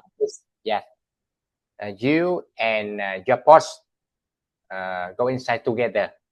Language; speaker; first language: English; non-native, learner; Vietnamese